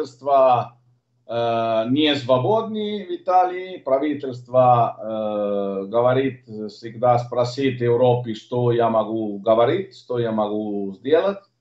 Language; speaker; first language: Russian; non-native, learner; Italian